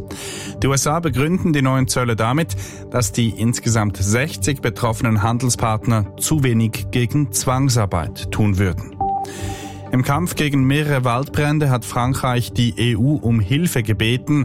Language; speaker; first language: German; native; German